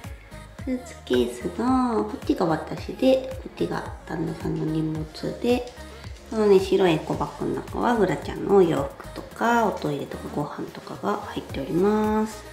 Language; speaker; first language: Japanese; native; Japanese